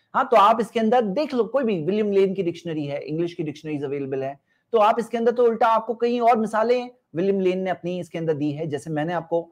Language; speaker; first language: Hindi; non-native, local second language; Urdu